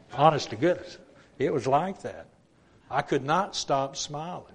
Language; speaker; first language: English; native; English